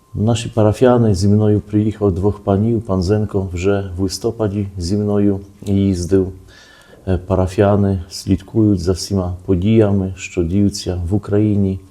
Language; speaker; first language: Ukrainian; early bilingual, heritage; Ukrainian